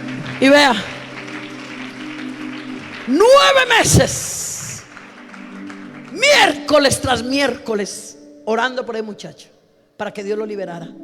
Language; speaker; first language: Spanish; native; Spanish